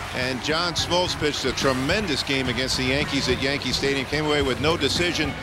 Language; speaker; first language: English; native; English